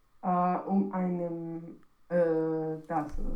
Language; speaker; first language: German; non-native, learner; Romanian